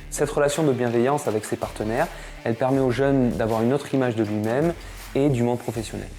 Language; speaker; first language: French; native; French